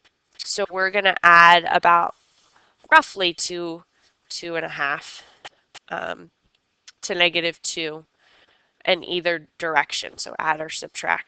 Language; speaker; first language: English; native; English